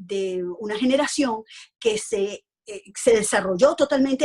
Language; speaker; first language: Spanish; native; Spanish